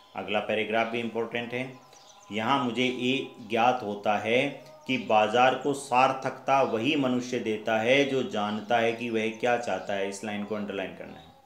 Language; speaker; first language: Hindi; native; Hindi